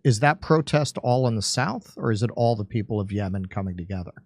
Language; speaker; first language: English; native; English